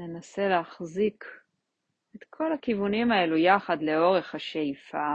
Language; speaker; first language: Hebrew; native; Hebrew